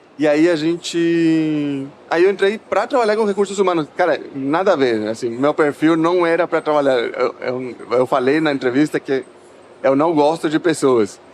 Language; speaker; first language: Portuguese; non-native, fluent; Spanish